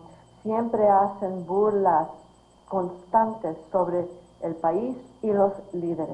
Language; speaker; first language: Spanish; early bilingual, heritage; Spanish